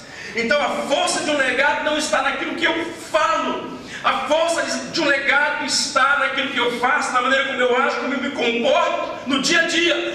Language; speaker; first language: Portuguese; native; Portuguese